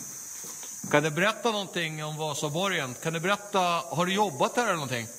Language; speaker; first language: Swedish; native; Swedish